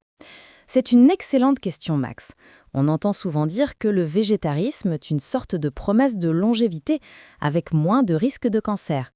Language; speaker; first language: French; native; French